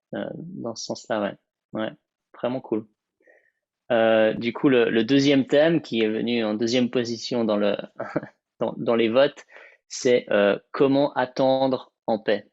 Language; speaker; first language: French; native; French